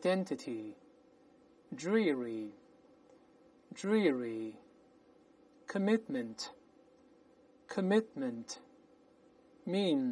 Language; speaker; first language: English; non-native, fluent; Chinese